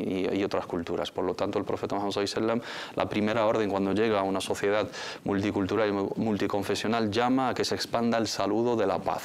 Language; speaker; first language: Spanish; native; Spanish